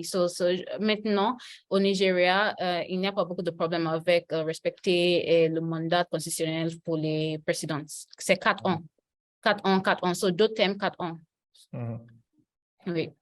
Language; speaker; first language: French; non-native, learner; Yoruba